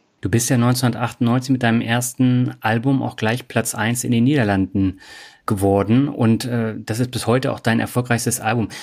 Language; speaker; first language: German; native; German